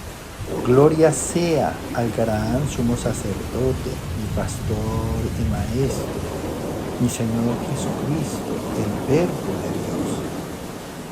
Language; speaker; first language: Spanish; native; Spanish